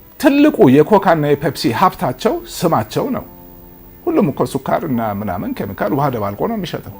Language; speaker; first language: Amharic; native; Amharic